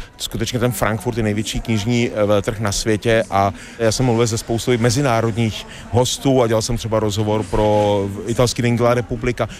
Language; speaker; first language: Czech; native; Czech